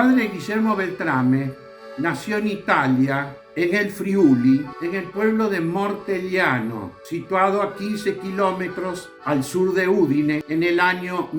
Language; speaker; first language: Spanish; early bilingual, other home language; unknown